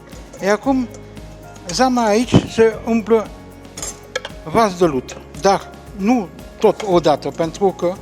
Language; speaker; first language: Romanian; non-native, fluent; French